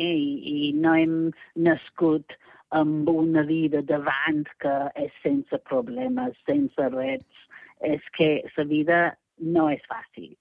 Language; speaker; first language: Catalan; non-native, fluent; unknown